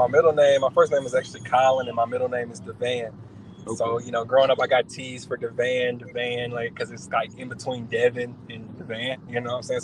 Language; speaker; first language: English; native; English